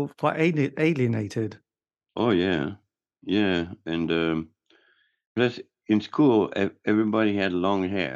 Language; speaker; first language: English; non-native, fluent; French